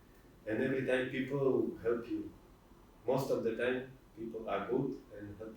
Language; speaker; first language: English; non-native, fluent; Russian